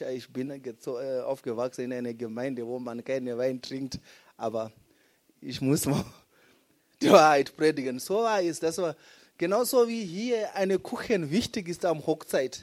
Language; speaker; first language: German; non-native, fluent; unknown